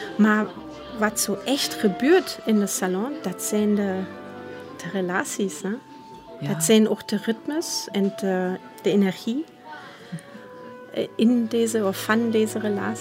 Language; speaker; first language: Dutch; non-native, fluent; German